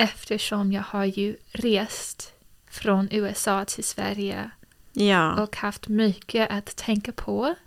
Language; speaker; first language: Swedish; early bilingual, heritage; English